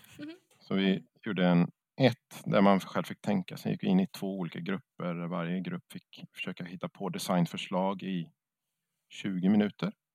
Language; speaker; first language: Swedish; native; Swedish